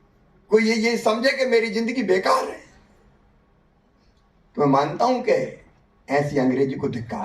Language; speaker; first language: Hindi; native; Hindi